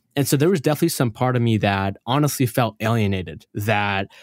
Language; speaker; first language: English; early bilingual, other home language; Arabic